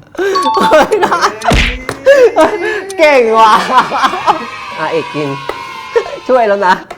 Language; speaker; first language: Thai; native; Thai